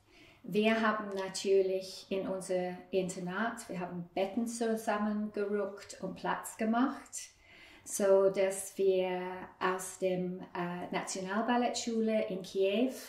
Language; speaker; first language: German; non-native, fluent; English